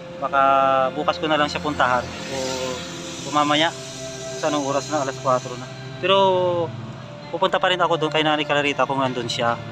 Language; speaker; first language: Filipino; native; Filipino